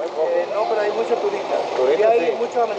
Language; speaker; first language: Spanish; native; Spanish